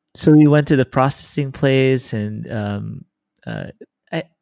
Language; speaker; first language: English; native; English